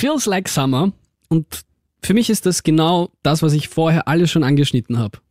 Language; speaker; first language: German; early bilingual, other home language; Russian